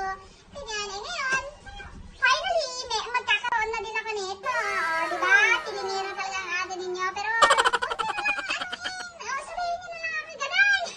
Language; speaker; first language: Filipino; non-native, local second language; Iloko